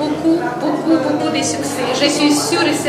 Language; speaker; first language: French; non-native, fluent; Russian